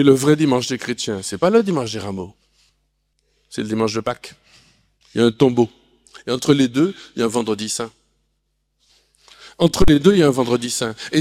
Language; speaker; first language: French; native; French